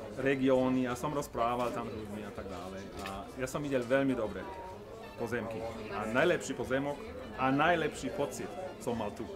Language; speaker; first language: Slovak; non-native, learner; German